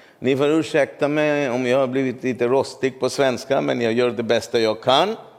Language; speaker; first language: Swedish; non-native, fluent; Urdu